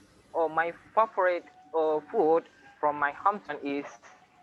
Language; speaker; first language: English; non-native, local second language; Indonesian